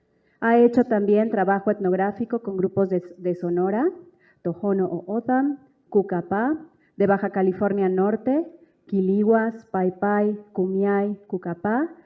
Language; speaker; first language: Spanish; native; Spanish